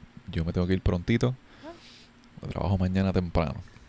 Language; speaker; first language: Spanish; early bilingual, heritage; Spanish